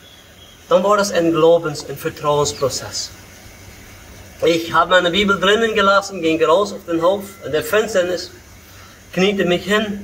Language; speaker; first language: German; early bilingual, heritage; Low German